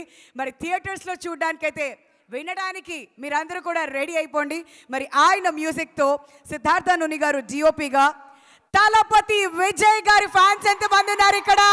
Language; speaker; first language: Telugu; native; Telugu